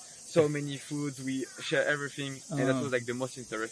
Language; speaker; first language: English; non-native, fluent; French